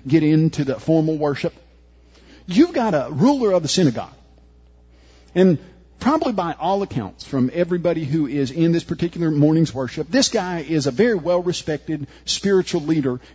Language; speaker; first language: English; native; English